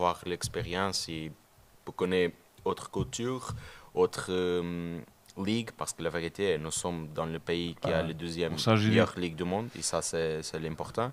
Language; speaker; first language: French; non-native, learner; Portuguese